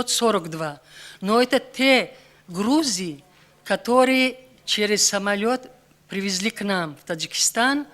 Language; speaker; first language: Russian; non-native, local second language; Tajik